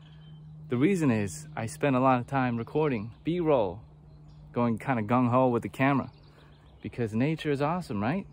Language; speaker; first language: English; native; English